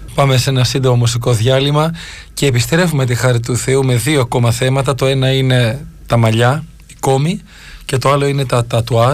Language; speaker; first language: Greek; native; Greek